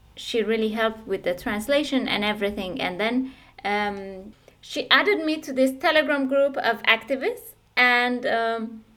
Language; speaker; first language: English; non-native, fluent; Persian